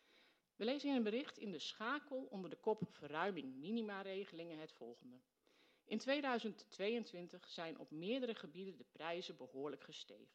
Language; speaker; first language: Dutch; native; Dutch